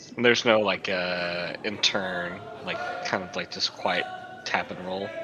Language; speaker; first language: English; native; English